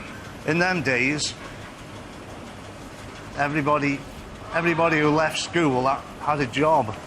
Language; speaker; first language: English; native; English